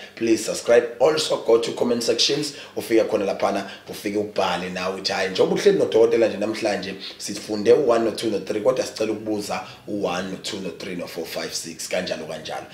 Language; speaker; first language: Zulu; native; Zulu